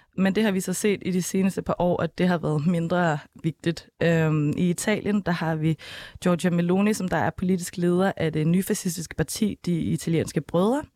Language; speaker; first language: Danish; native; Danish